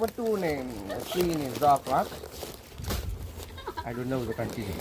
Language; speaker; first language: English; non-native, learner; Vietnamese